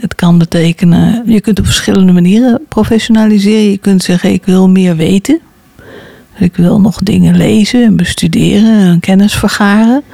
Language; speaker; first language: Dutch; native; Dutch